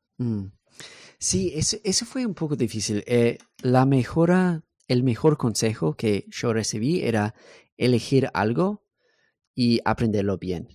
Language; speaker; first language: Spanish; non-native, fluent; English